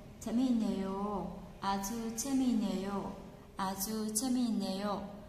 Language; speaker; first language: Korean; non-native, fluent; Vietnamese